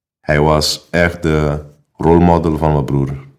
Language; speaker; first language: Dutch; non-native, local second language; Papiamento